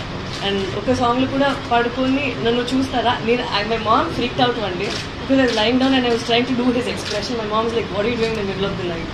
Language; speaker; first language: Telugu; non-native, learner; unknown